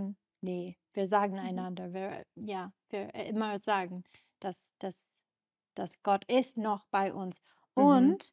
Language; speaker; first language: German; non-native, learner; English